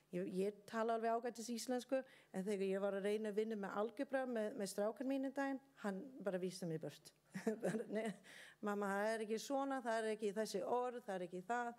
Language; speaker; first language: Icelandic; non-native, learner; English